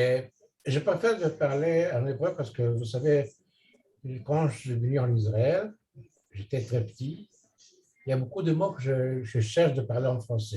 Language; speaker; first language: French; early bilingual, heritage; Hebrew